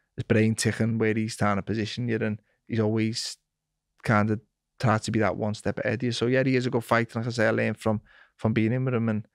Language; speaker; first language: English; native; English